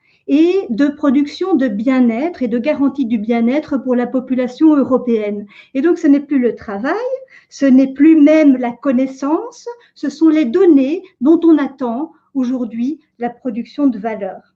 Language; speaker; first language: French; native; French